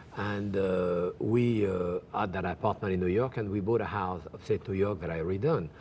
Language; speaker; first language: English; non-native, fluent; French